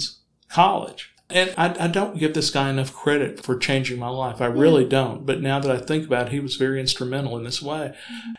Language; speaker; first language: English; native; English